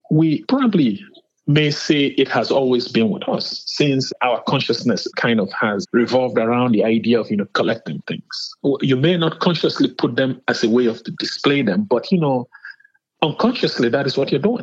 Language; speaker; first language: English; non-native, local second language; Igbo